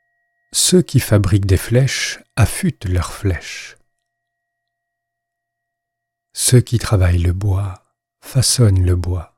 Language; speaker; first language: French; native; French